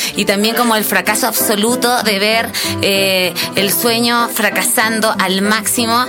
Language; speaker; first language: Spanish; native; Spanish